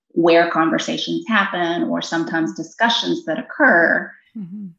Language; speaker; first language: English; native; English